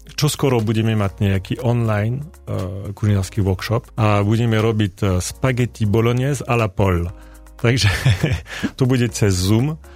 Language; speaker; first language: Slovak; non-native, learner; French